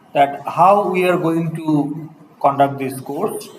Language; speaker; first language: English; non-native, local second language; Bangla